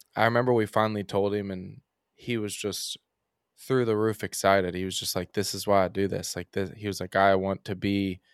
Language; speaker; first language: English; native; English